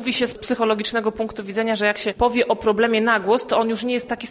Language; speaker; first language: Polish; native; Polish